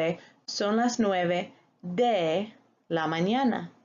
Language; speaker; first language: Spanish; non-native, fluent; English